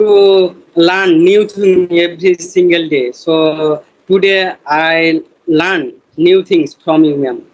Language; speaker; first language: English; non-native, learner; Bangla